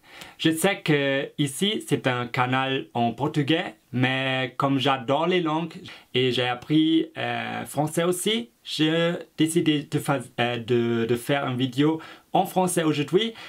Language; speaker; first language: French; non-native, fluent; German